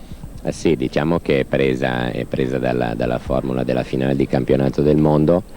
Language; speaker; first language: Italian; native; Italian